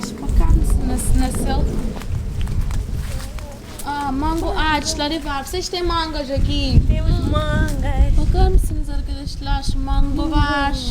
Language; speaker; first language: Turkish; non-native, fluent; Portuguese